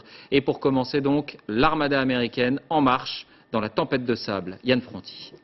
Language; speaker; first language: French; native; French